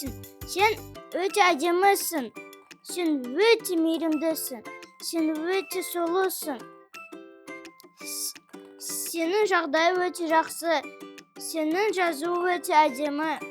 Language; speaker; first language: Kazakh; non-native, local second language; Russian